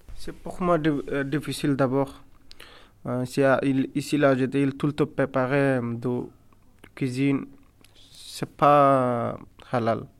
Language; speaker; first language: French; non-native, learner; Bangla